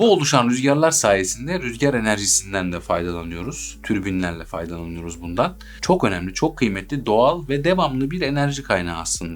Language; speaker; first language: Turkish; native; Turkish